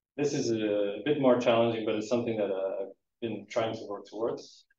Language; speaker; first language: English; native; English